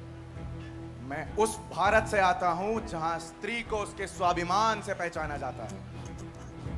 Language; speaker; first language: Hindi; native; Hindi